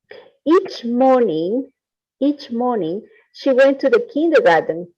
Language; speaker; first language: English; non-native, fluent; Spanish